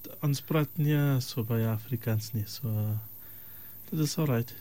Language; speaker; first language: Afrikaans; non-native, local second language; English